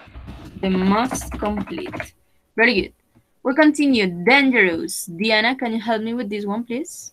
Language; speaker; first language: English; non-native, fluent; Spanish